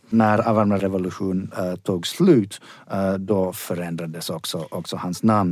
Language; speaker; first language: Swedish; non-native, fluent; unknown